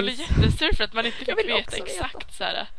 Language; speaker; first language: Swedish; native; Swedish